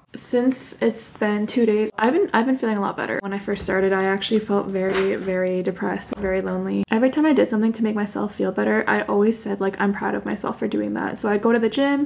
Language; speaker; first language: English; early bilingual, other home language; Korean